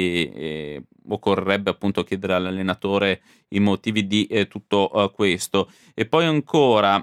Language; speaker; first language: Italian; native; Italian